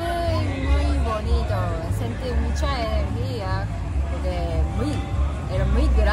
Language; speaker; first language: Spanish; non-native, learner; Japanese